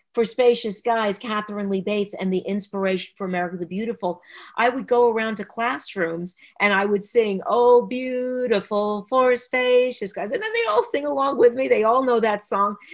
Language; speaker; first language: English; native; English